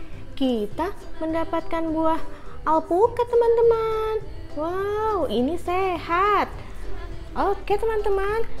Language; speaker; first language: Indonesian; native; Indonesian